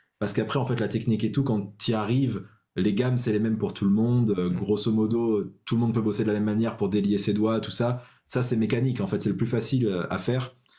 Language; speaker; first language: French; native; French